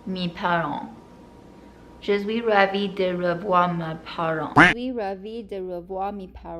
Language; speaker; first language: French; non-native, learner; English